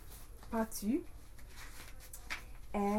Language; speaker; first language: French; non-native, learner; English